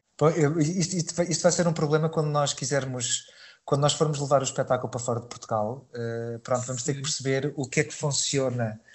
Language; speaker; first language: Portuguese; native; Portuguese